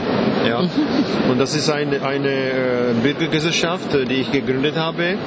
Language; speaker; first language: German; non-native, fluent; Czech